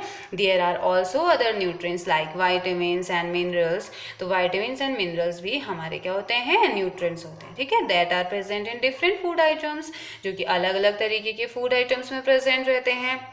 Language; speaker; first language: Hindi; native; Hindi